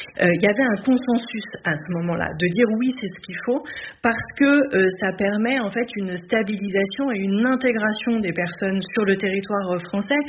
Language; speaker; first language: French; native; French